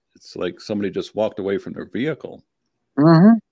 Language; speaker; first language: English; native; English